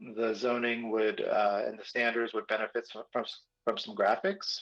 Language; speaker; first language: English; native; English